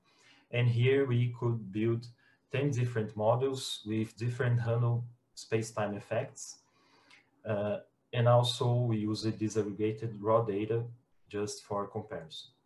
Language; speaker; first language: English; non-native, fluent; Portuguese